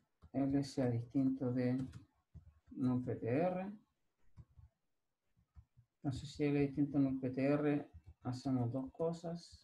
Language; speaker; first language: Spanish; native; Spanish